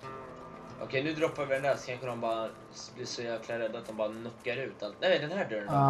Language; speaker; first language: Swedish; native; Swedish